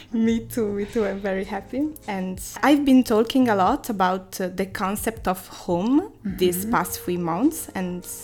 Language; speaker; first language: English; non-native, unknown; Italian